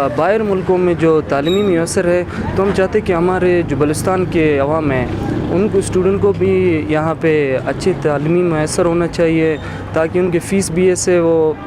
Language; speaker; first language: Urdu; non-native, local second language; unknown